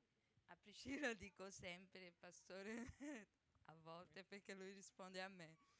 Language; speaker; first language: Italian; non-native, learner; Portuguese